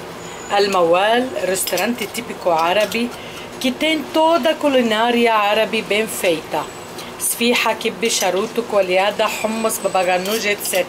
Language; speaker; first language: Portuguese; non-native, fluent; Arabic